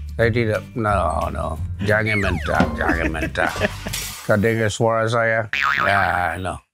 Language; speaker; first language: Malay; non-native, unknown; English